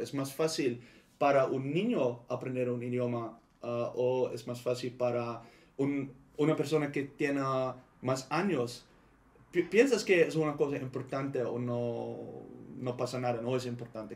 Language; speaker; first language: Spanish; non-native, learner; Dutch